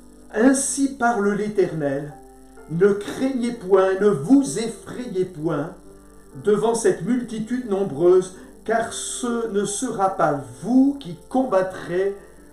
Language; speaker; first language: French; native; French